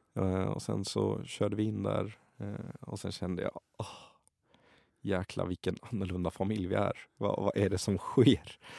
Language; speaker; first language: Swedish; early bilingual, other home language; Arabic